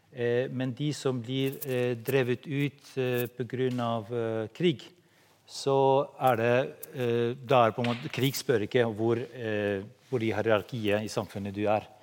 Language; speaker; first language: Norwegian; non-native, fluent; Albanian